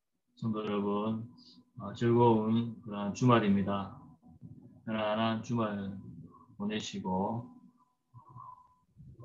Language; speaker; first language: Korean; native; Korean